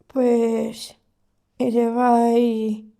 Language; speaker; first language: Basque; non-native, local second language; Spanish